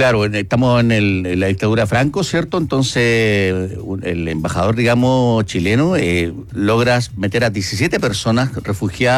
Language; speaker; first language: Spanish; native; Spanish